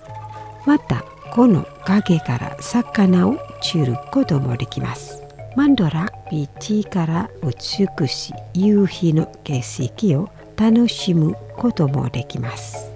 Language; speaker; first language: Japanese; non-native, fluent; Indonesian